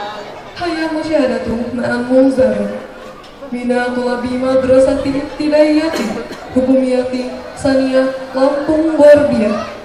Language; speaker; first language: Arabic; non-native, learner; Indonesian